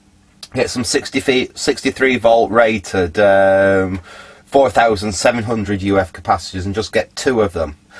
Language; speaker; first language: English; native; English